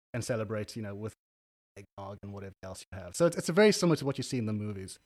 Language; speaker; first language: English; native; English